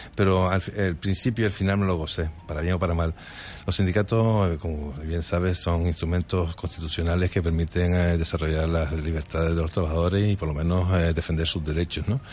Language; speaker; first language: Spanish; early bilingual, other home language; French